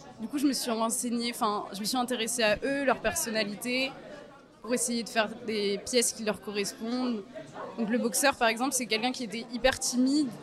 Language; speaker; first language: French; non-native, fluent; Portuguese